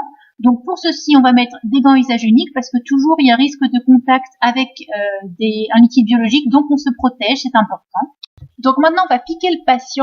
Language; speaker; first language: French; native; French